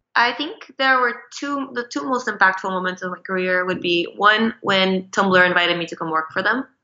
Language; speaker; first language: English; non-native, fluent; Portuguese